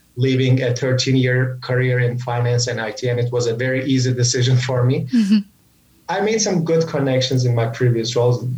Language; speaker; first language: English; non-native, fluent; Turkish